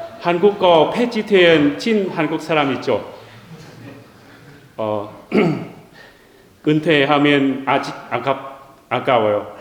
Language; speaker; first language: Korean; non-native, learner; Vietnamese